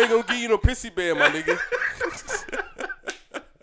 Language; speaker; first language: English; native; English